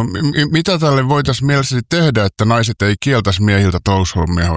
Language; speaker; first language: Finnish; native; Finnish